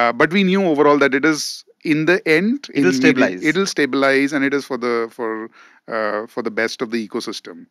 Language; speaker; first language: English; non-native, local second language; Hindi